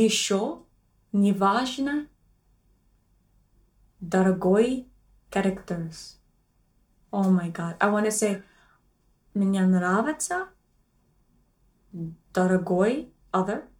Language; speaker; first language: Russian; non-native, learner; English